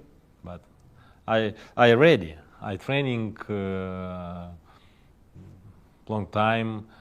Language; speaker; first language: English; non-native, learner; Ukrainian